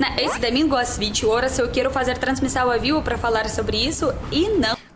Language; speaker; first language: Portuguese; non-native, learner; Russian